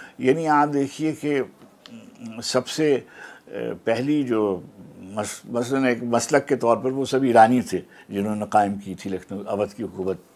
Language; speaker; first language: Urdu; native; Urdu